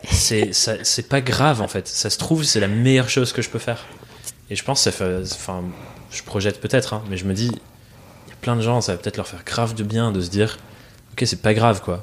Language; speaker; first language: French; native; French